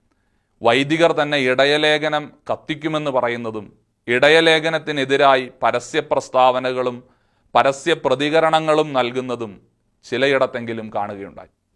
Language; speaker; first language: Malayalam; native; Malayalam